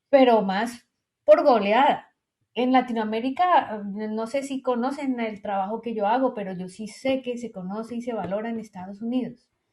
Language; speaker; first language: Spanish; native; Spanish